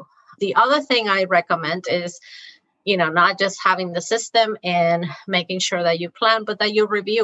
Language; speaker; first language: English; non-native, fluent; Spanish